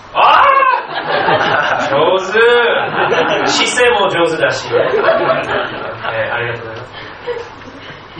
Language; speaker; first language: Japanese; non-native, fluent; English